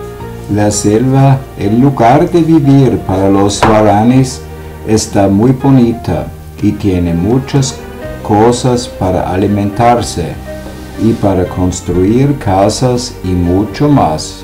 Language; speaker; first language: Spanish; non-native, learner; German